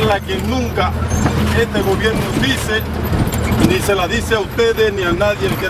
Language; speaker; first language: Spanish; native; Spanish